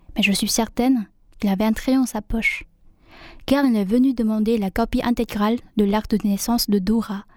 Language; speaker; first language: French; non-native, fluent; Vietnamese